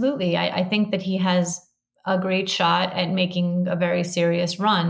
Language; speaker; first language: English; native; English